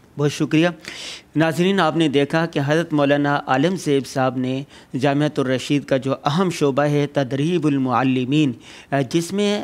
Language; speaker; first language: Urdu; native; Urdu